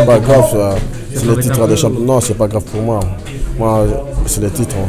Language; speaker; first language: French; non-native, local second language; Lingala